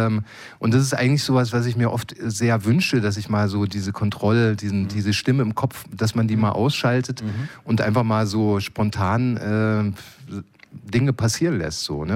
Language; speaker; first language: German; native; German